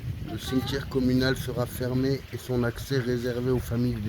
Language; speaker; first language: French; native; French